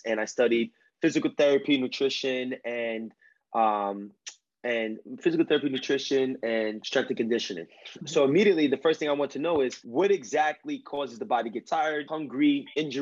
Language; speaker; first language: English; early bilingual, other home language; Spanish